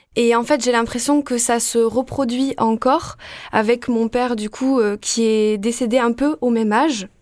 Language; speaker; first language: French; native; French